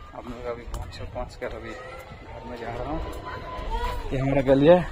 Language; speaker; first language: Hindi; non-native, local second language; Odia